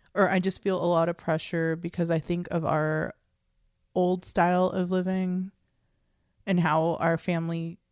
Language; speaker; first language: English; native; English